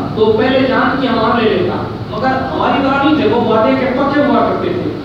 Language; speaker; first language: Urdu; native; Urdu